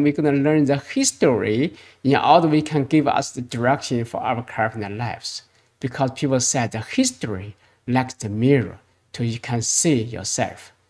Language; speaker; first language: English; non-native, fluent; Chinese